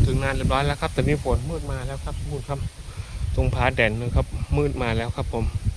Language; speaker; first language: Thai; non-native, local second language; Northeastern Thai